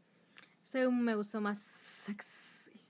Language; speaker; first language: Spanish; early bilingual, heritage; Spanish